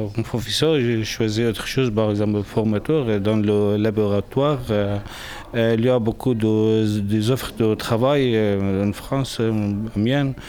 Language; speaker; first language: French; non-native, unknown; Arabic